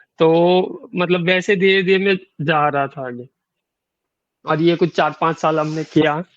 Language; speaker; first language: Hindi; non-native, local second language; Gujarati